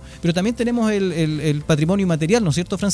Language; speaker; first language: Spanish; native; Spanish